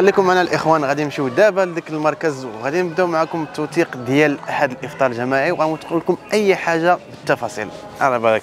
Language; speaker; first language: Arabic; native; Arabic